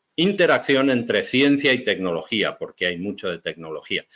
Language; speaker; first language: Spanish; native; Spanish